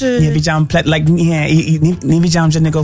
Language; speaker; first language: Polish; non-native, learner; English